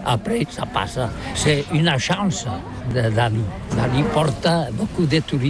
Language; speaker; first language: French; non-native, learner; Catalan